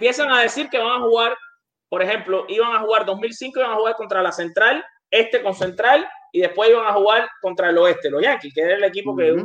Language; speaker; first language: Spanish; native; Spanish